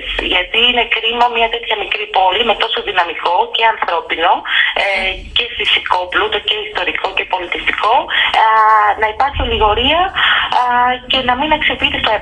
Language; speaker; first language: Greek; native; Greek